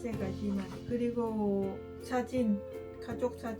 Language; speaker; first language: Korean; non-native, learner; Lao